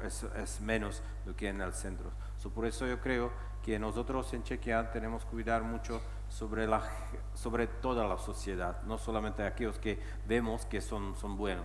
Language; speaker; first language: Spanish; non-native, fluent; Czech